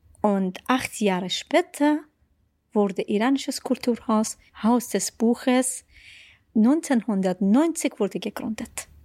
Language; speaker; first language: German; non-native, fluent; Persian